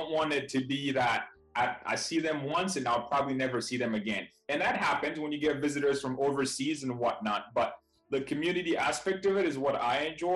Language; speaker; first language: English; non-native, fluent; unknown